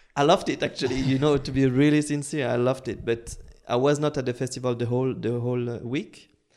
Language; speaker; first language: English; non-native, fluent; French